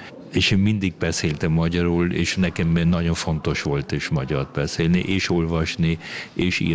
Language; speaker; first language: Hungarian; early bilingual, heritage; Hungarian